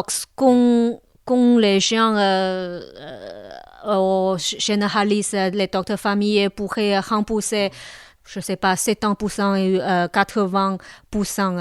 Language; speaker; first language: French; non-native, local second language; Chinese